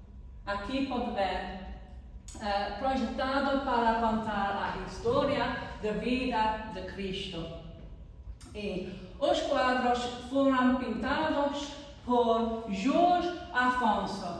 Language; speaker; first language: Portuguese; non-native, learner; English